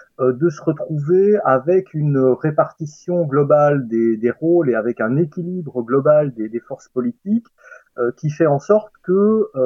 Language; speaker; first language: French; native; French